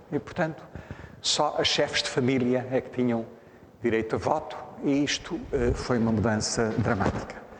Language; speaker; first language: Portuguese; native; Portuguese